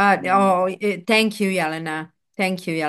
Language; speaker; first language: English; non-native, fluent; Serbian